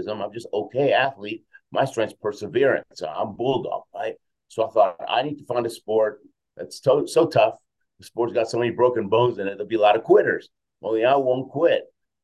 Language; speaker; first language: English; early bilingual, other home language; Spanish